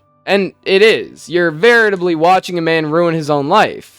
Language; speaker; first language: English; native; English